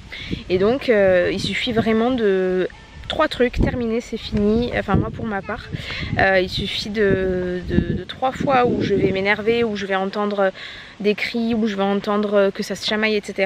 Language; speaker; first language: French; native; French